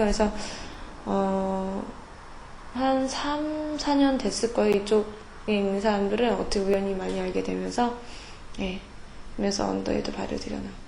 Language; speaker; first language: Korean; native; Korean